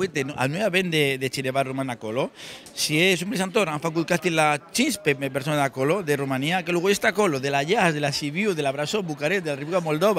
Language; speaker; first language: Romanian; non-native, learner; Spanish